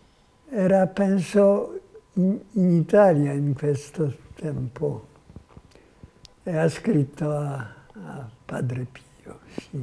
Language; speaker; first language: Italian; non-native, fluent; Polish